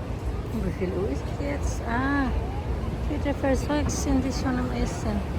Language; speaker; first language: German; non-native, fluent; Filipino